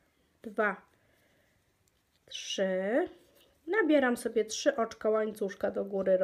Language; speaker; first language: Polish; native; Polish